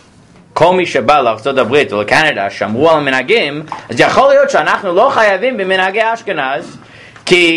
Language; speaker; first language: Hebrew; non-native, fluent; English